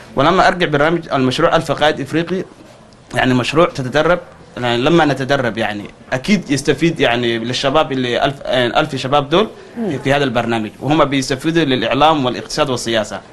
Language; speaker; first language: Arabic; non-native, fluent; Somali